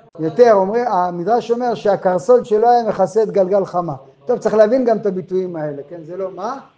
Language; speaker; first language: Hebrew; non-native, fluent; French